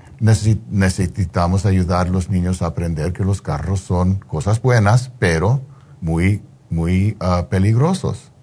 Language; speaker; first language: Spanish; non-native, fluent; English